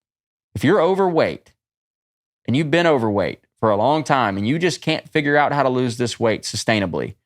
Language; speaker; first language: English; native; English